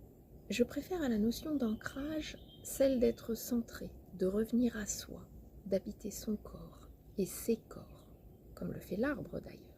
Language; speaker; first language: French; native; French